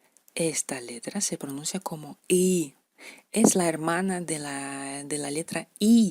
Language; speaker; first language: Spanish; non-native, fluent; Russian